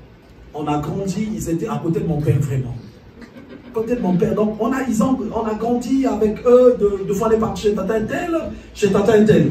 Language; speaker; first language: French; non-native, local second language; Lingala